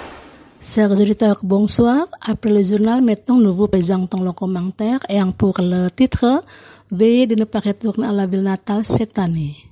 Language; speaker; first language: French; non-native, fluent; Indonesian